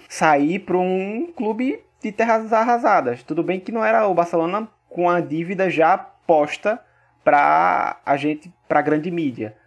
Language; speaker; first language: Portuguese; native; Portuguese